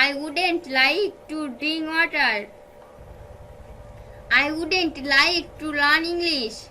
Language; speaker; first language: English; non-native, fluent; Bangla